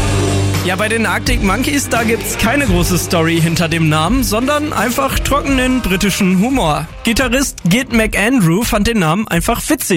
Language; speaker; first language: German; native; German